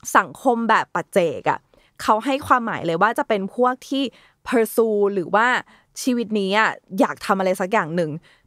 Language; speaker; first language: Thai; native; Thai